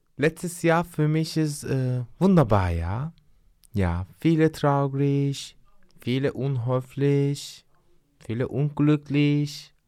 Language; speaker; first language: German; non-native, learner; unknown